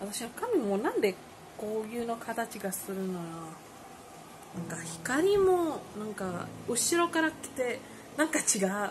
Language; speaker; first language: Japanese; non-native, learner; Filipino